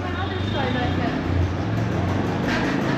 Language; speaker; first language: English; non-native, learner; Greek